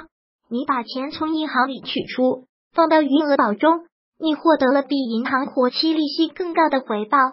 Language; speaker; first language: Chinese; native; Chinese